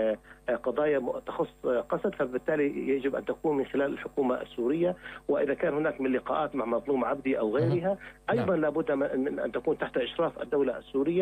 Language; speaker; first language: Arabic; native; Arabic